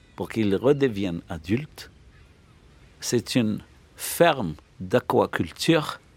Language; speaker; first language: French; non-native, local second language; Arabic